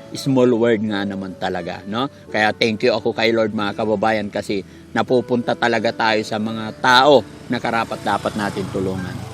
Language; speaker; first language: Filipino; native; Filipino